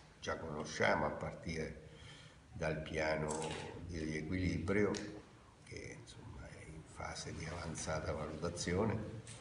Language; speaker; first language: Italian; native; Italian